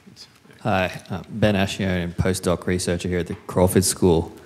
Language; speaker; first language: English; non-native, fluent; Khmer